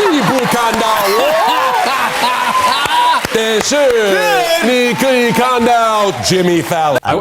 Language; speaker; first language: Chinese; non-native, learner; English